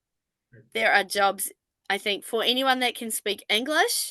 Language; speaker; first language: English; non-native, fluent; Japanese